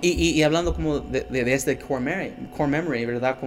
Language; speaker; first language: Spanish; early bilingual, heritage; Spanish